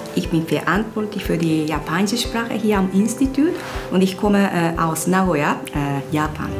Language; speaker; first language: German; non-native, fluent; Japanese